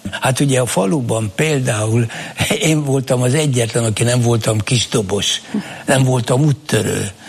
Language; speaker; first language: Hungarian; native; Hungarian